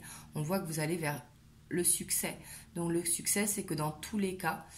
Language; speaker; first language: French; native; French